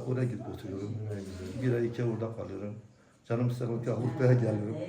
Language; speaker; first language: Turkish; non-native, local second language; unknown